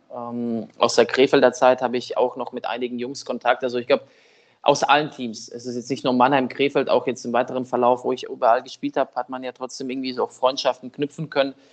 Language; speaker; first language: German; early bilingual, other home language; Russian